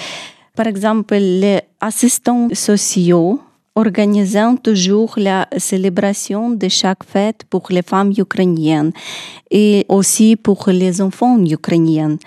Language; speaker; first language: French; non-native, learner; Ukrainian